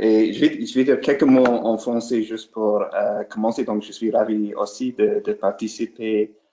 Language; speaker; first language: French; non-native, fluent; English